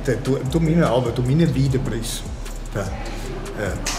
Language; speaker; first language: Portuguese; non-native, learner; Spanish